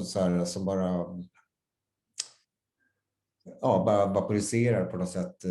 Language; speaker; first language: Swedish; native; Swedish